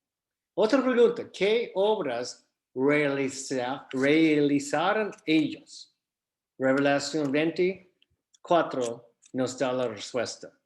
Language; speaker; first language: Spanish; non-native, fluent; English